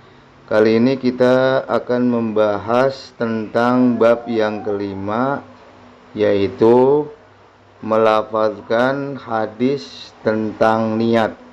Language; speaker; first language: Indonesian; native; Indonesian